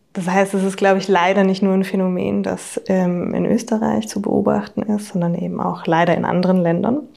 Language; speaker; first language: German; native; German